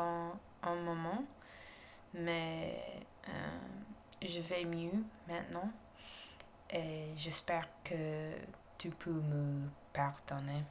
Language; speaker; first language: French; non-native, learner; English